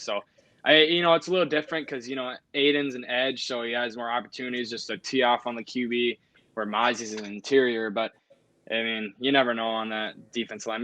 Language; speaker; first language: English; native; English